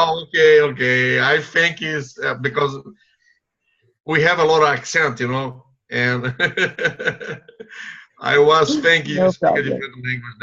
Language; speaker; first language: English; non-native, fluent; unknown